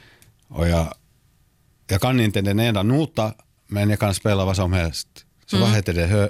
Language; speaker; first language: Swedish; non-native, local second language; Finnish